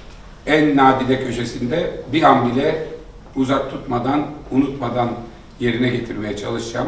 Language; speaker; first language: Turkish; native; Turkish